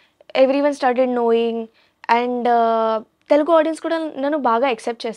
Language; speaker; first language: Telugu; non-native, learner; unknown